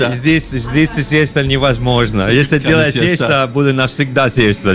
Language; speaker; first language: Russian; non-native, learner; Italian